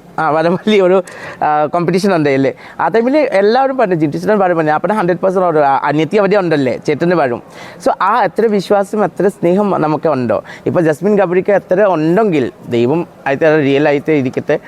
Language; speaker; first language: Malayalam; non-native, local second language; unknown